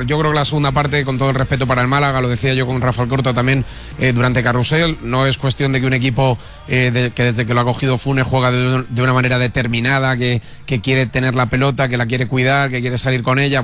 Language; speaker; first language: Spanish; native; Spanish